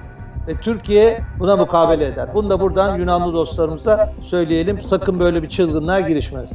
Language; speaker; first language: Turkish; native; Turkish